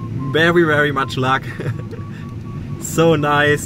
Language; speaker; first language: English; non-native, fluent; German